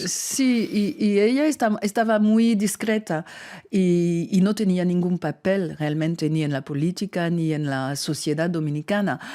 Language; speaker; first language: Spanish; non-native, fluent; French